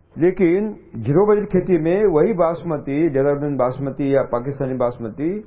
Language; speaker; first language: Hindi; non-native, local second language; Marathi